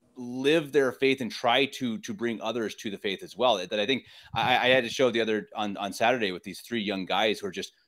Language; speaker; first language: English; native; English